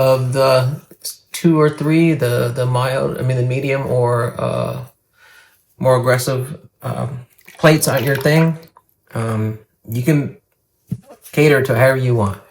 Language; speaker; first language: English; native; English